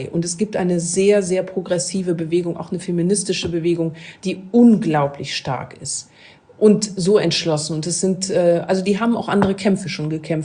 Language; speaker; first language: German; native; German